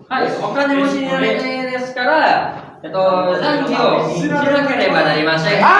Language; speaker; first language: Japanese; non-native, fluent; Indonesian